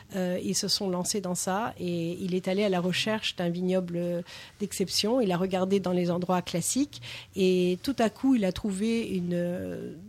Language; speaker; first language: French; non-native, fluent; English